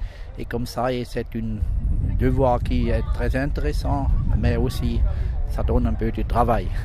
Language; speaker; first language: French; non-native, local second language; German